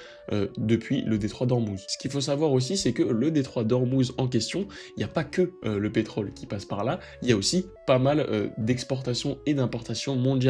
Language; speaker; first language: French; native; French